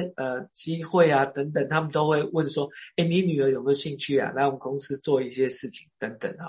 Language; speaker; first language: Chinese; native; Chinese